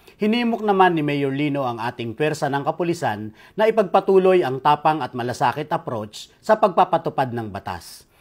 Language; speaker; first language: Filipino; native; Filipino